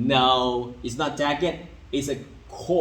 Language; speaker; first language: English; non-native, learner; Lao